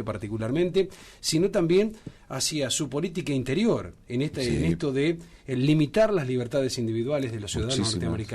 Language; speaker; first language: Spanish; native; Spanish